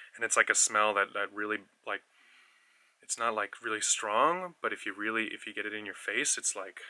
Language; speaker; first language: English; native; English